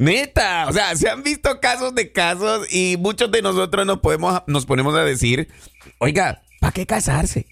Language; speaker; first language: Spanish; native; Spanish